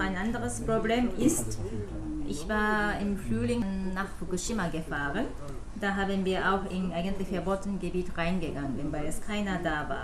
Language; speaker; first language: German; non-native, fluent; Japanese